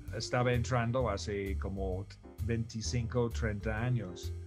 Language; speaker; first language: Spanish; non-native, fluent; English